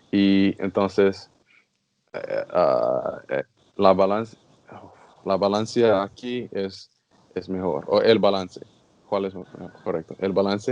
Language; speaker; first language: Spanish; non-native, learner; English